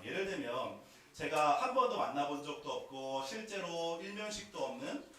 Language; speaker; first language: Korean; native; Korean